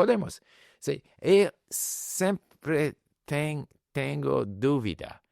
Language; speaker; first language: Portuguese; non-native, learner; English